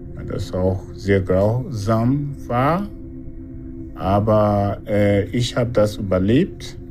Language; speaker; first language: German; non-native, fluent; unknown